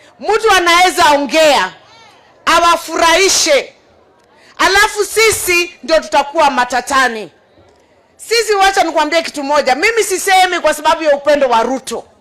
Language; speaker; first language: Swahili; non-native, local second language; Kikuyu